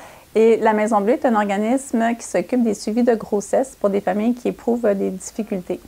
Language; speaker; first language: French; native; French